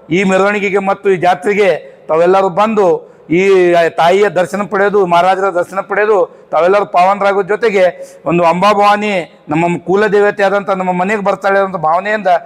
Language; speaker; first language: Kannada; non-native, local second language; Lambadi